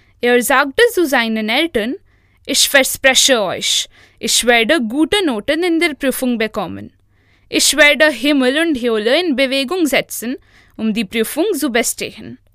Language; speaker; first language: German; non-native, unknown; Hindi